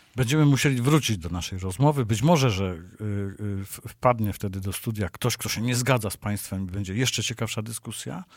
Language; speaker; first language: Polish; native; Polish